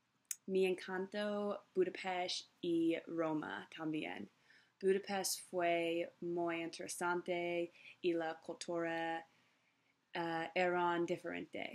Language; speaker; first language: Spanish; non-native, learner; English